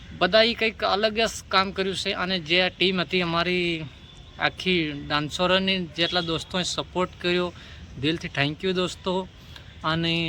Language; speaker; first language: Gujarati; non-native, local second language; Bhili